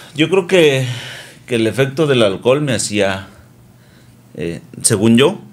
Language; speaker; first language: Spanish; native; Spanish